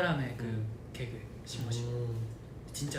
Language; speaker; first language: Korean; non-native, fluent; Japanese